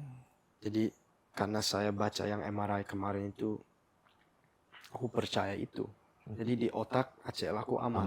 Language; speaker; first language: Indonesian; early bilingual, heritage; English